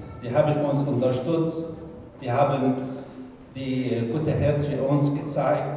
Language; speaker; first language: German; non-native, fluent; Arabic